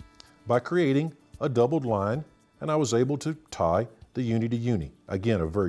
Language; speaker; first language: English; native; English